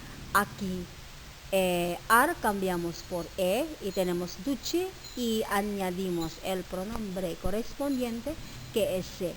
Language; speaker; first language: Spanish; non-native, fluent; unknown